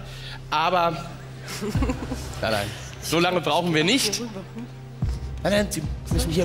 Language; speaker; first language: German; native; German